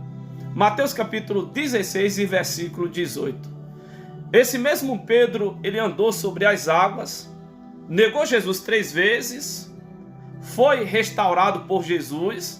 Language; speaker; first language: Portuguese; native; Portuguese